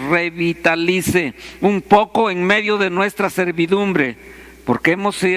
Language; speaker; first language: Spanish; native; Spanish